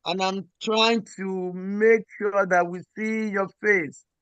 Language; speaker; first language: English; non-native, local second language; Yoruba